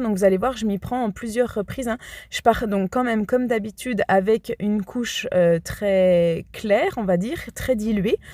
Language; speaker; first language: French; native; French